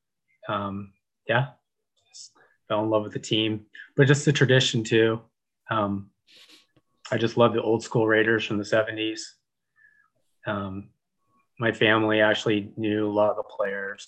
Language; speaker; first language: English; native; English